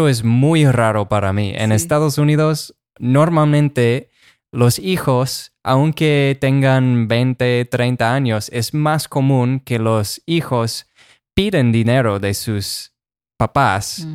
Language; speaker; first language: Spanish; non-native, fluent; English